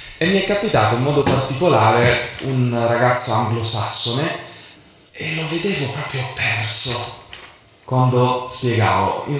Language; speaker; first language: Italian; non-native, fluent; Arabic